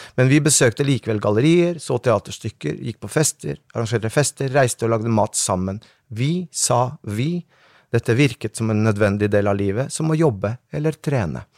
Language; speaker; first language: Norwegian; early bilingual, other home language; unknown